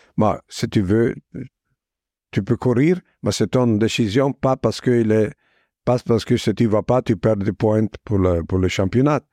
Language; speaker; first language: French; non-native, fluent; Italian